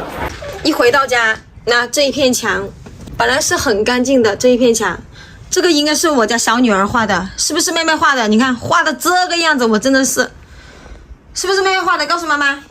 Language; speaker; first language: Chinese; native; Chinese